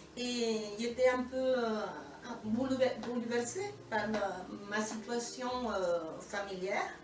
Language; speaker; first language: French; non-native, fluent; Spanish